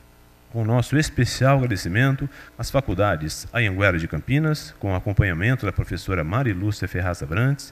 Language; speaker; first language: Portuguese; native; Portuguese